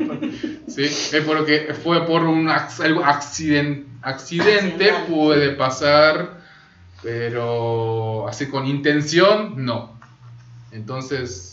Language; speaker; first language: Spanish; early bilingual, other home language; Korean